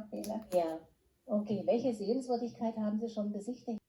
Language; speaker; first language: German; non-native, fluent; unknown